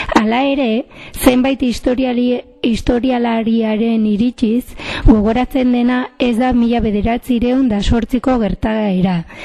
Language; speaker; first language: Basque; non-native, local second language; Spanish